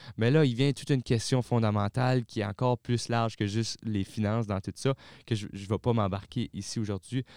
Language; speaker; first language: French; native; French